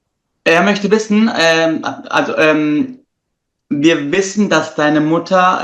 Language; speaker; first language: German; non-native, fluent; Italian